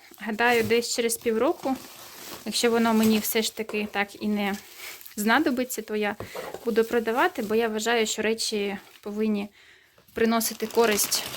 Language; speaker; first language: Ukrainian; native; Ukrainian